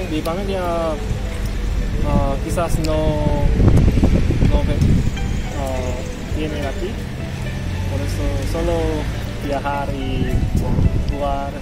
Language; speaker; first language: Spanish; non-native, learner; Korean